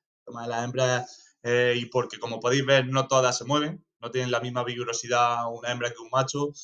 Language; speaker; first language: Spanish; native; Spanish